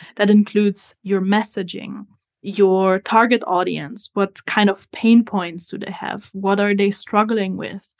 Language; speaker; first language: English; non-native, fluent; Italian